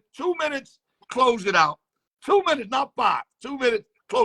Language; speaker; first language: English; native; English